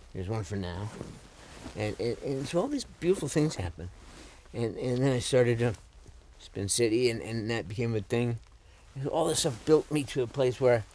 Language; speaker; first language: English; native; English